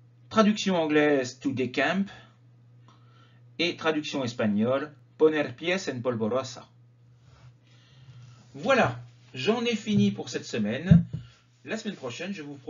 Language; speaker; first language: French; native; French